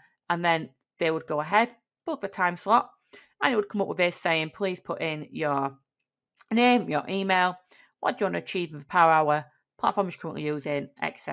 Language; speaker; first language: English; native; English